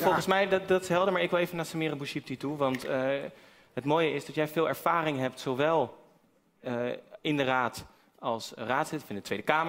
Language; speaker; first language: Dutch; native; Dutch